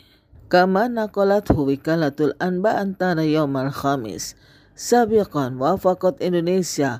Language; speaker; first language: Arabic; non-native, fluent; Indonesian